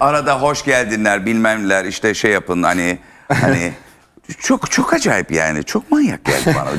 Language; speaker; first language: Turkish; native; Turkish